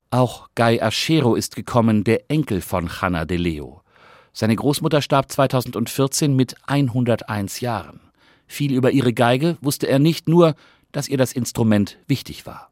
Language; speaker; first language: German; native; German